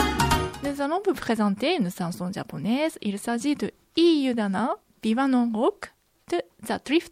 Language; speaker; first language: French; non-native, fluent; Japanese